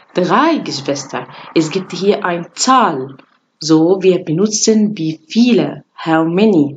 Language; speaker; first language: German; non-native, fluent; Arabic